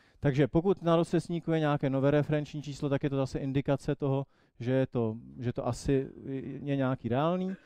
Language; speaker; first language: Czech; native; Czech